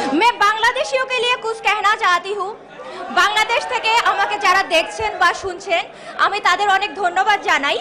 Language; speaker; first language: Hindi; non-native, fluent; Bangla